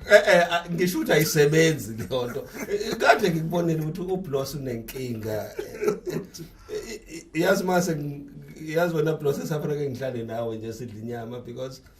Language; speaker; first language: Zulu; native; Zulu